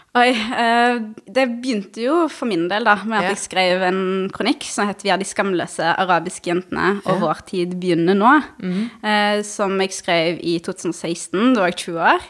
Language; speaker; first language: Norwegian; early bilingual, other home language; Arabic